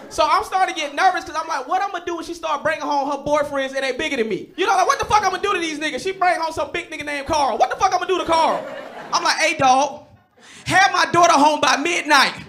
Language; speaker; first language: English; native; English